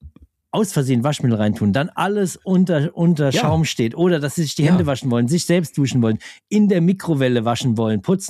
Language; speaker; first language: German; native; German